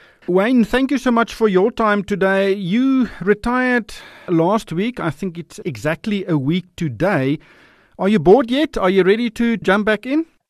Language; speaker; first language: English; non-native, local second language; Afrikaans